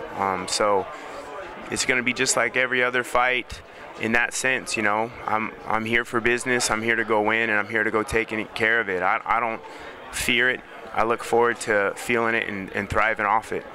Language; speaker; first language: English; native; English